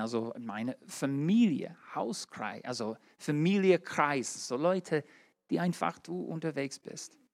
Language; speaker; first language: German; non-native, learner; English